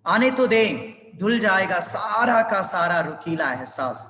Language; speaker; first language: Hindi; non-native, local second language; Telugu